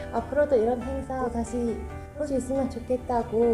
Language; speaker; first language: Korean; non-native, fluent; Persian